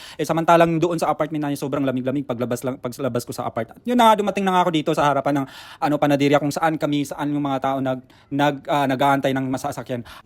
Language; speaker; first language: Filipino; non-native, local second language; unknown